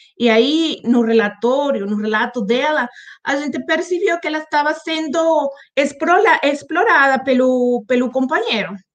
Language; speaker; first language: Portuguese; non-native, fluent; Spanish